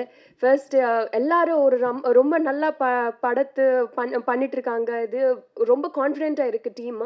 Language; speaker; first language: Tamil; non-native, learner; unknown